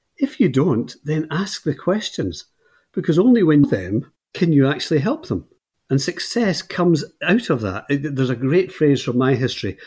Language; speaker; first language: English; native; English